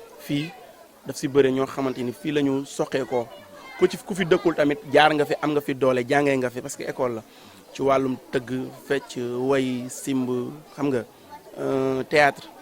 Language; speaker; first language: Wolof; native; Wolof